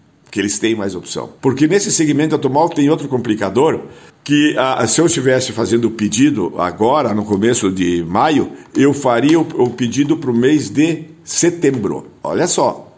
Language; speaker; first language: Portuguese; non-native, local second language; German